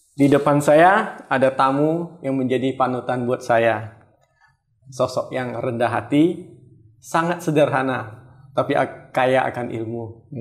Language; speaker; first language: Indonesian; non-native, local second language; Hakka Chinese